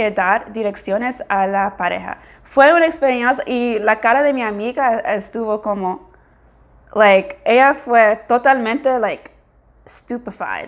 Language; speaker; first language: Spanish; non-native, fluent; English